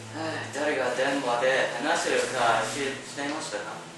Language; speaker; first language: Japanese; non-native, learner; English